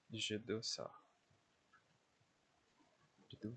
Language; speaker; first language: French; non-native, learner; Portuguese